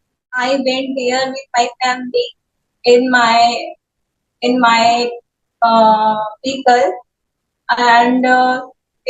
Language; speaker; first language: English; non-native, learner; Hindi